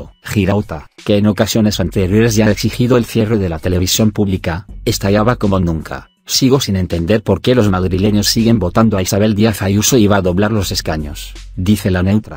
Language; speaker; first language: Spanish; native; Spanish